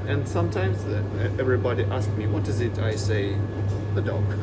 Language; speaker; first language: English; non-native, learner; Russian